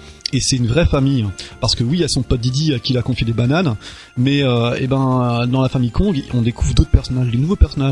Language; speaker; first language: French; native; French